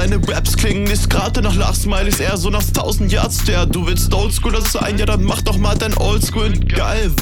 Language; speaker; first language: German; native; German